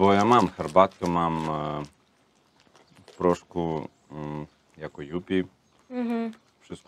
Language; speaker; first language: Polish; non-native, learner; Russian